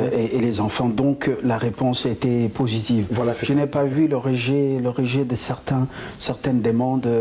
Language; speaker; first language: French; non-native, local second language; Lingala